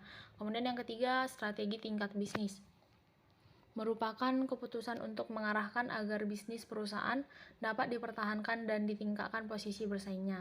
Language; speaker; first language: Indonesian; native; Indonesian